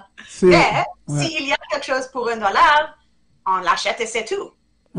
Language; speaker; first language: French; non-native, fluent; English